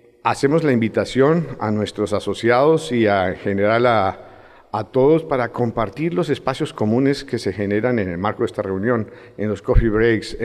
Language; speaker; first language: Spanish; native; Spanish